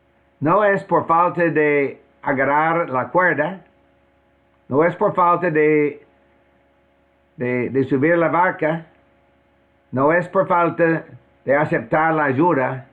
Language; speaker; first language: Spanish; non-native, fluent; English